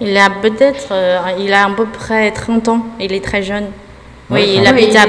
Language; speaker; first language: French; non-native, fluent; Chinese